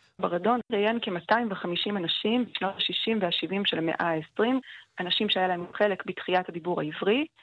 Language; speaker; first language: Hebrew; native; Hebrew